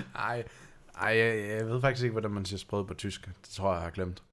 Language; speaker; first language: Danish; non-native, fluent; German